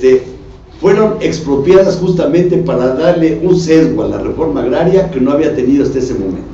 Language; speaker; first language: Spanish; native; Spanish